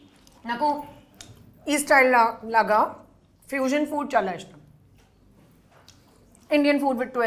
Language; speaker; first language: Telugu; non-native, learner; Hindi